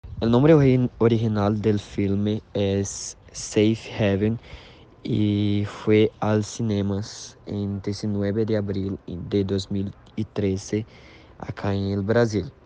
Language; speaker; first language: Spanish; non-native, learner; Portuguese